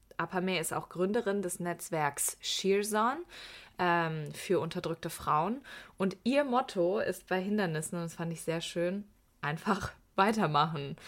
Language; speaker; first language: German; early bilingual, other home language; Persian